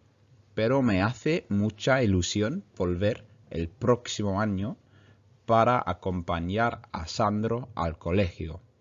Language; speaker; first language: Spanish; non-native, fluent; English